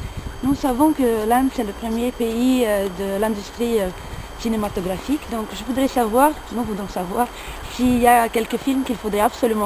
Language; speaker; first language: French; non-native, fluent; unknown